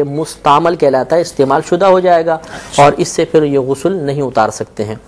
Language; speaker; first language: Urdu; native; Urdu